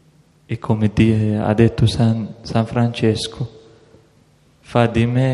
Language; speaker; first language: Italian; non-native, fluent; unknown